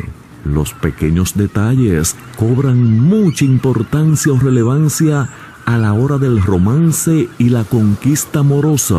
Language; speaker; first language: Spanish; native; Spanish